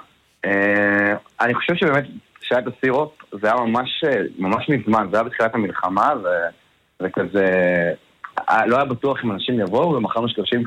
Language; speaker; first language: Hebrew; native; Hebrew